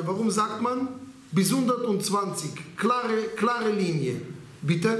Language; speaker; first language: German; non-native, learner; Hebrew